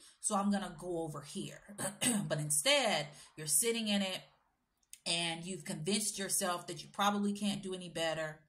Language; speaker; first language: English; native; English